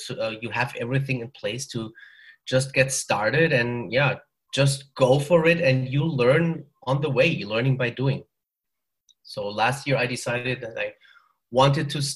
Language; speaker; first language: English; non-native, fluent; German